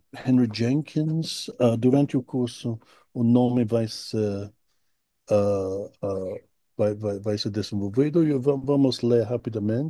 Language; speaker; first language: Portuguese; non-native, fluent; English